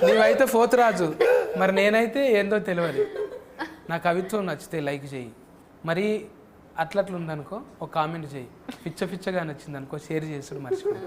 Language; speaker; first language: Telugu; native; Telugu